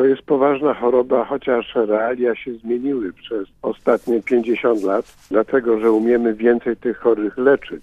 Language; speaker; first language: Polish; native; Polish